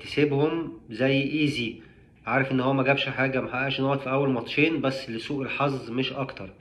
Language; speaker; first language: Arabic; native; Arabic